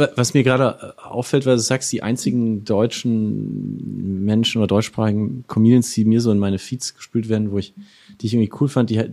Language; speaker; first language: German; native; German